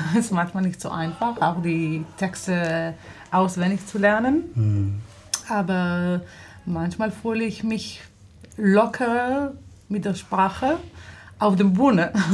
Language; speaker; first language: German; non-native, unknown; Hebrew